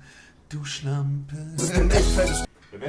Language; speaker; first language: German; native; German